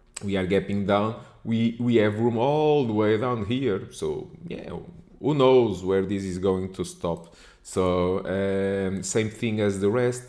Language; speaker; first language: English; non-native, fluent; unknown